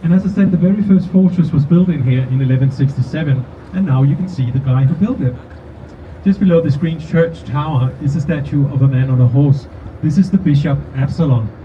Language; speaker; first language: English; non-native, fluent; Danish